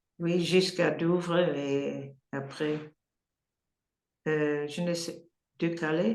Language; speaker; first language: French; non-native, learner; English